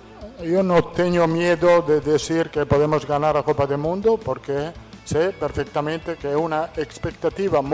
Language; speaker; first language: Portuguese; non-native, fluent; Italian